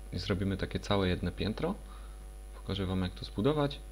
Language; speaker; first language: Polish; native; Polish